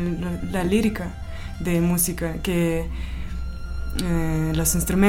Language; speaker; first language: Spanish; non-native, fluent; Russian